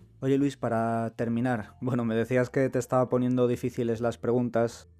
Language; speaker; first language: Spanish; native; Spanish